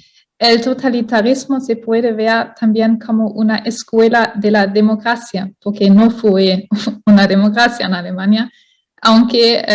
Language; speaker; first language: Spanish; non-native, fluent; German